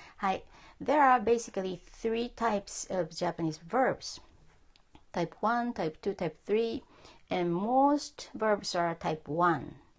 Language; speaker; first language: English; non-native, fluent; Japanese